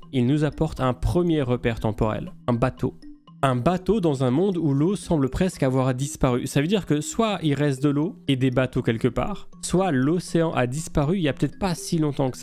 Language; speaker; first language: French; native; French